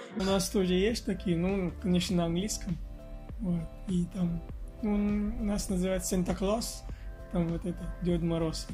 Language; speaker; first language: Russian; non-native, learner; Hindi